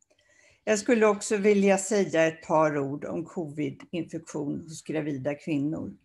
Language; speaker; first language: Swedish; native; Swedish